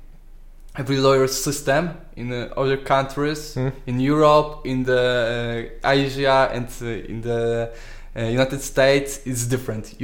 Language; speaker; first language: English; non-native, learner; Polish